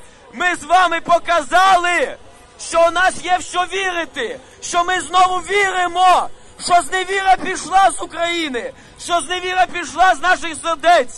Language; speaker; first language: Ukrainian; native; Ukrainian